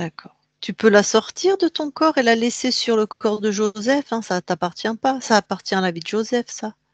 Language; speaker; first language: French; native; French